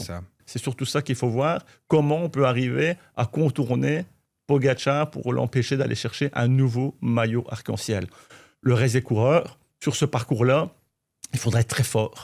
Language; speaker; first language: French; native; French